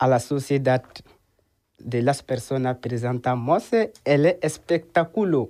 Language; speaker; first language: Spanish; non-native, learner; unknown